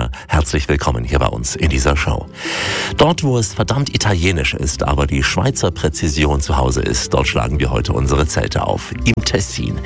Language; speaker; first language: German; native; German